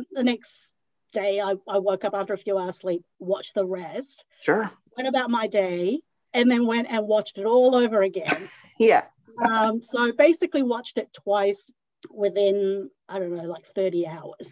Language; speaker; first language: English; non-native, local second language; Cantonese